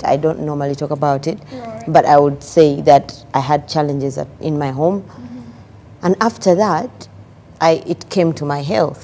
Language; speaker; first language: English; non-native, local second language; Ganda